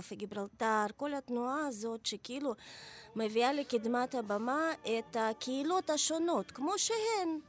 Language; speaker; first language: Hebrew; non-native, fluent; Ukrainian